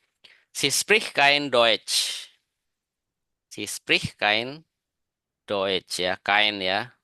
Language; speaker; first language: German; non-native, fluent; Indonesian